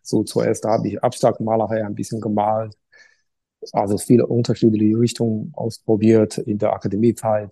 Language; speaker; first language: German; non-native, fluent; Chinese